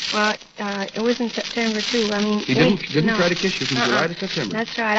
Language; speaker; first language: English; native; English